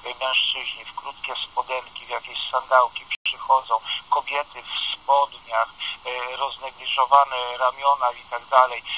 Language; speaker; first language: Polish; native; Polish